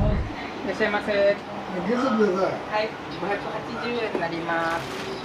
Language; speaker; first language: Japanese; native; Japanese